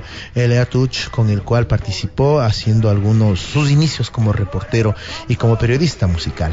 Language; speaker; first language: Spanish; native; Spanish